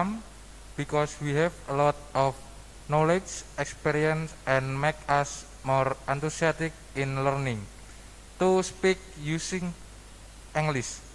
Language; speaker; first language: English; non-native, learner; Indonesian